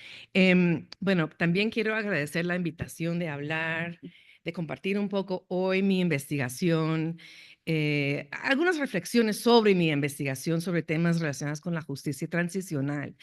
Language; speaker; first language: Spanish; non-native, fluent; English